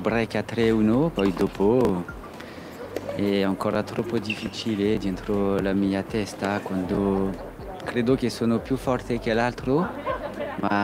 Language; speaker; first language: Italian; non-native, learner; French